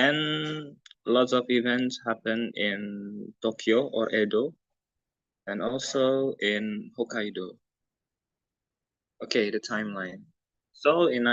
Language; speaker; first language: English; non-native, learner; Indonesian